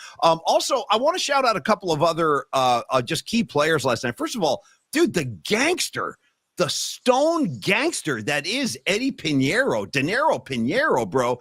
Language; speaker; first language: English; native; English